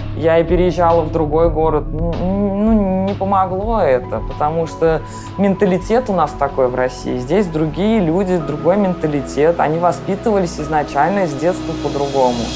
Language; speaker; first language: Russian; native; Russian